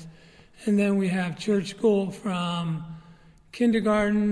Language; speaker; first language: English; native; English